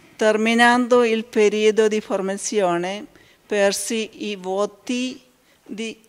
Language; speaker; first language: Italian; non-native, learner; Malayalam